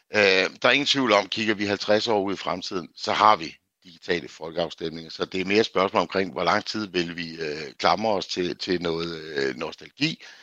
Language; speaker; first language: Danish; native; Danish